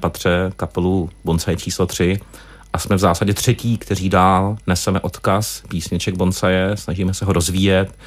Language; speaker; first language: Czech; native; Czech